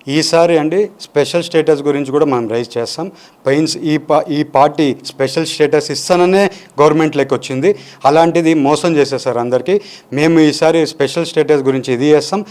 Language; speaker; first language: Telugu; native; Telugu